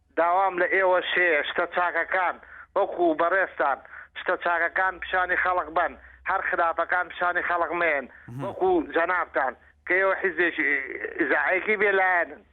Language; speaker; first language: Central Kurdish; native; Central Kurdish